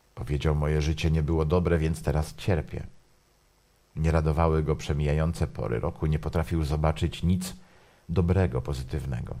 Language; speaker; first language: Polish; native; Polish